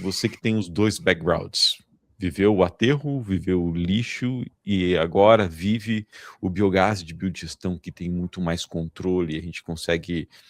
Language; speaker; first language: Portuguese; native; Portuguese